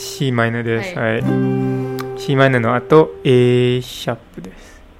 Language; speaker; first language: Japanese; non-native, learner; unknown